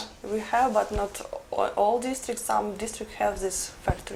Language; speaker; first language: English; non-native, learner; Ukrainian